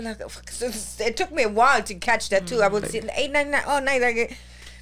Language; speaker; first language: English; non-native, fluent; German